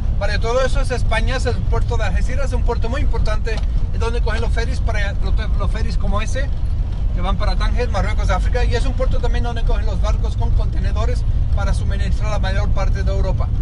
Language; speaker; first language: Spanish; native; Spanish